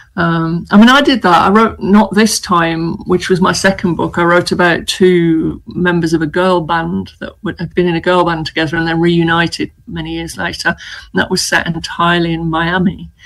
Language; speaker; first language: English; native; English